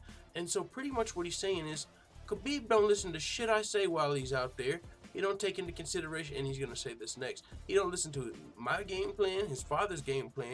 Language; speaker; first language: English; native; English